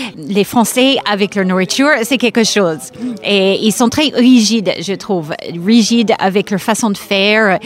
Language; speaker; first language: French; non-native, fluent; English